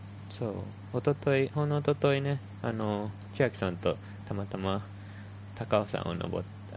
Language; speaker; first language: Japanese; early bilingual, heritage; Japanese